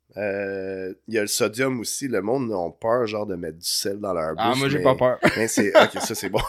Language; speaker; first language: French; native; French